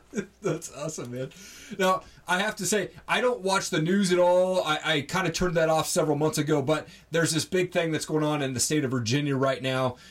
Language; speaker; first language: English; native; English